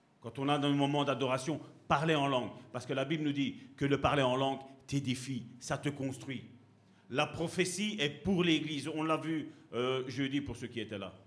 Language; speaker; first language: French; native; French